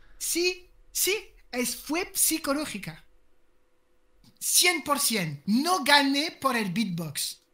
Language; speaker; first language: Spanish; non-native, learner; French